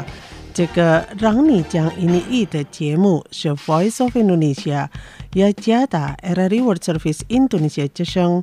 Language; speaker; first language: Chinese; non-native, fluent; Indonesian